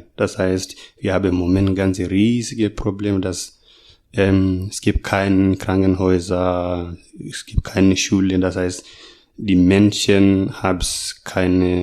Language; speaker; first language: German; non-native, learner; Masai